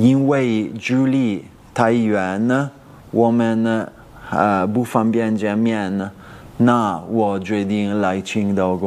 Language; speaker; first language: Chinese; non-native, learner; Italian